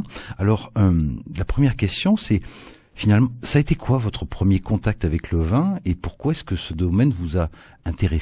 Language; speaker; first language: French; native; French